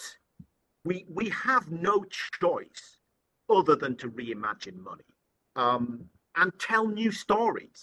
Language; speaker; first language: English; native; English